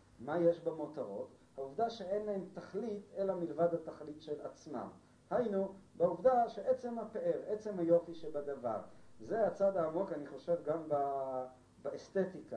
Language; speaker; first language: Hebrew; non-native, fluent; Spanish